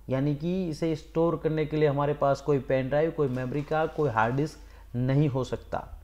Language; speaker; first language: Hindi; non-native, local second language; Gujarati